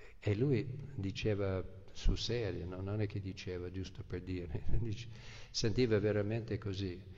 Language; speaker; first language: Italian; non-native, fluent; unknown